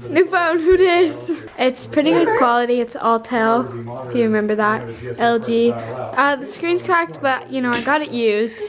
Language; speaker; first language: English; native; English